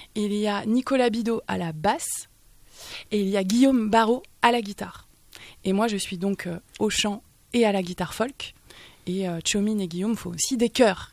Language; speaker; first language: French; native; French